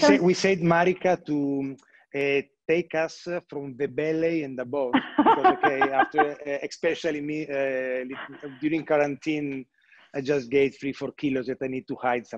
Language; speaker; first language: English; non-native, fluent; Italian